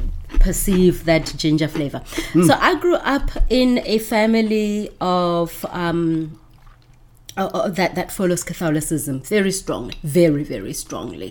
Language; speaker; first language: English; non-native, local second language; Northern Sotho